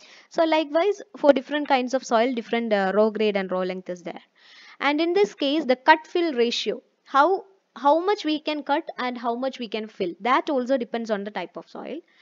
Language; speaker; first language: English; non-native, local second language; Malayalam